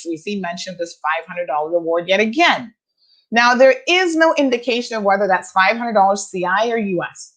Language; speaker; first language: English; native; English